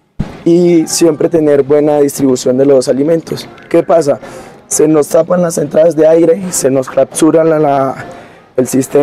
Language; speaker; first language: Spanish; native; Spanish